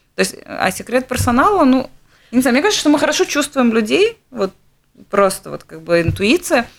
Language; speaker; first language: Russian; native; Russian